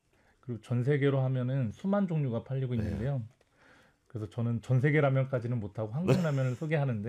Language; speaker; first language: Korean; native; Korean